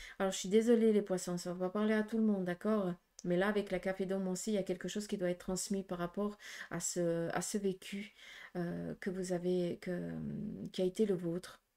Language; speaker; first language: French; native; French